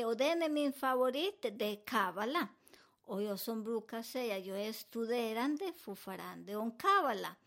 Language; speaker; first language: Swedish; non-native, learner; Spanish